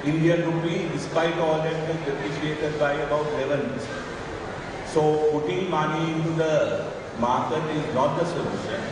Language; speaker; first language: English; non-native, local second language; Sinhala